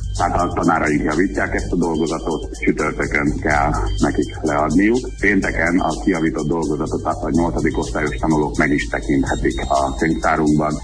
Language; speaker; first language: Hungarian; native; Hungarian